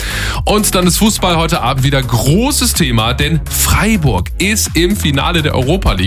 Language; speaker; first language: German; native; German